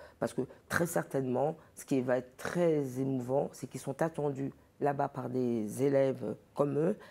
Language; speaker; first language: French; early bilingual, other home language; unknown